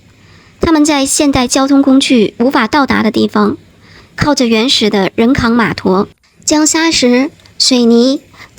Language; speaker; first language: Chinese; native; Chinese